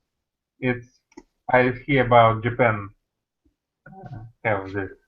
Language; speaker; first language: English; non-native, learner; Russian